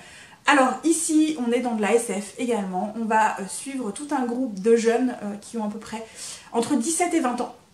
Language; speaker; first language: French; native; French